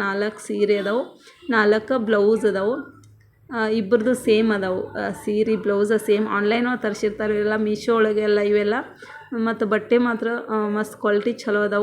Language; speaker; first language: Kannada; native; Kannada